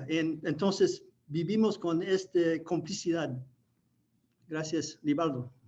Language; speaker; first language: Spanish; non-native, fluent; English